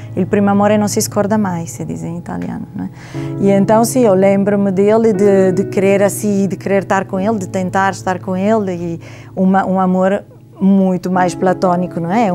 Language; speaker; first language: Portuguese; non-native, fluent; Italian